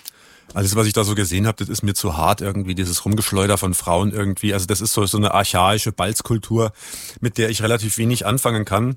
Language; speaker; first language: German; native; German